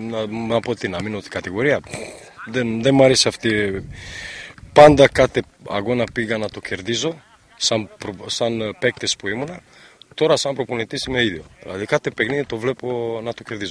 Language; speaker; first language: Greek; non-native, learner; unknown